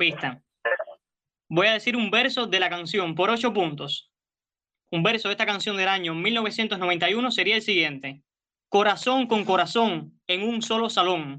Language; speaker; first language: Spanish; native; Spanish